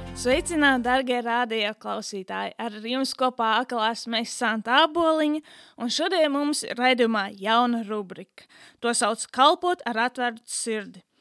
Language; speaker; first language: Latvian; native; Latvian